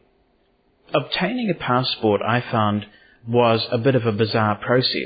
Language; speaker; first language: English; native; English